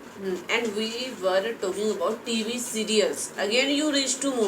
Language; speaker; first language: English; non-native, local second language; Hindi